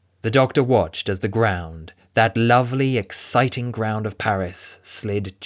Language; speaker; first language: English; native; English